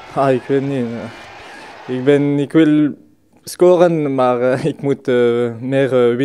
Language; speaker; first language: Dutch; non-native, learner; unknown